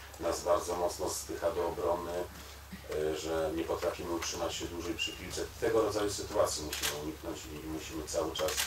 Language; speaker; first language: Polish; native; Polish